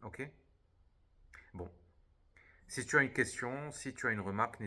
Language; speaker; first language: French; native; French